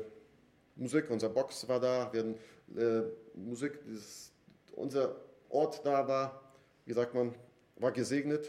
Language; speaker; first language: German; non-native, fluent; Portuguese